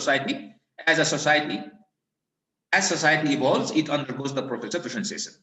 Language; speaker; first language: English; non-native, local second language; Nepali